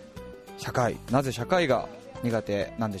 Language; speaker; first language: Japanese; native; Japanese